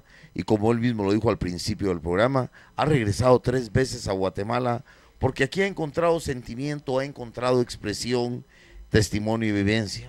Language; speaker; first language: Spanish; native; Spanish